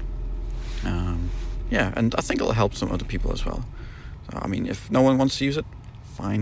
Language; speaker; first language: English; non-native, fluent; German